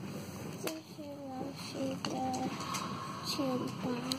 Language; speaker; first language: Chinese; non-native, learner; English